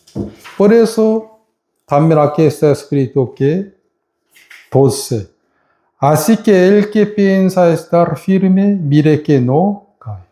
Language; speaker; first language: Spanish; non-native, fluent; Korean